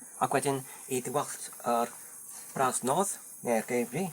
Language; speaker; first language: Welsh; non-native, learner; English